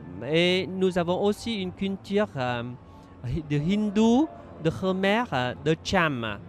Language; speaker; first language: French; non-native, fluent; Vietnamese